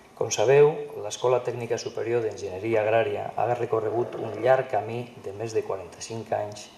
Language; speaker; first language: Catalan; native; Catalan